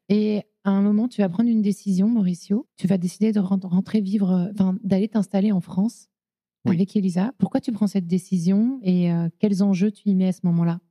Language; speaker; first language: French; native; French